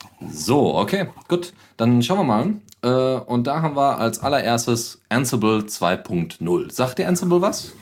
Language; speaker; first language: German; native; German